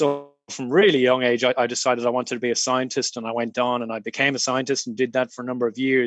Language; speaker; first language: English; native; English